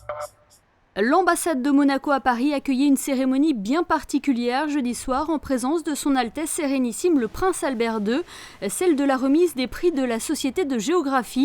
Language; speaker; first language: French; native; French